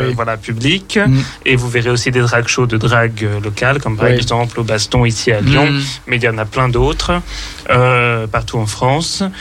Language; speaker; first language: French; native; French